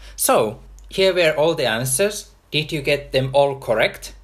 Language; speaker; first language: English; non-native, fluent; Finnish